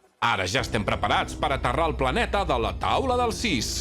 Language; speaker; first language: Catalan; native; Catalan